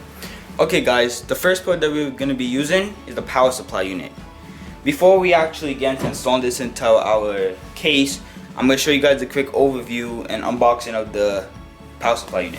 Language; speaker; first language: English; native; English